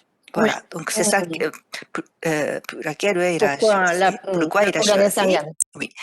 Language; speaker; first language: French; non-native, fluent; Japanese